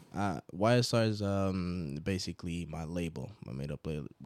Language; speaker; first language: English; non-native, local second language; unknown